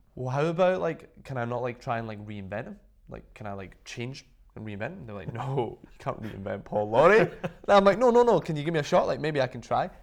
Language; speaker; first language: English; native; English